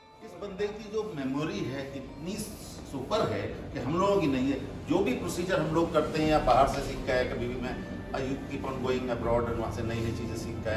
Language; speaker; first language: Hindi; native; Hindi